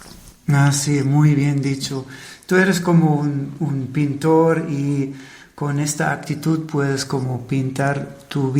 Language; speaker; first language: Spanish; non-native, fluent; German